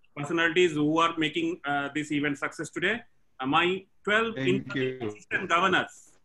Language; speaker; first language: English; non-native, local second language; Bangla